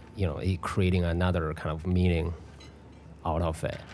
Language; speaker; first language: English; non-native, fluent; Chinese